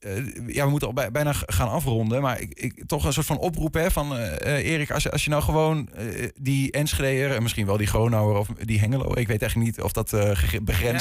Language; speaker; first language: Dutch; native; Dutch